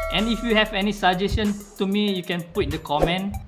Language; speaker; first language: English; non-native, local second language; Malay